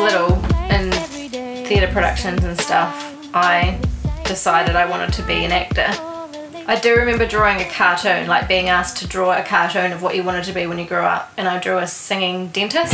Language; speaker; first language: English; native; English